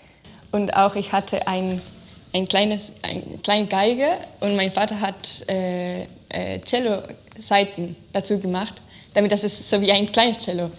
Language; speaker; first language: German; non-native, fluent; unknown